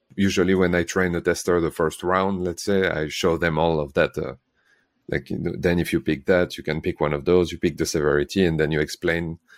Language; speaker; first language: English; non-native, fluent; French